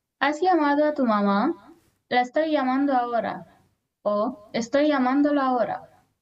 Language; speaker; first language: Spanish; non-native, learner; Romanian